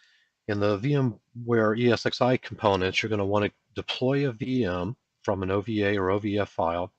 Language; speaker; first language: English; native; English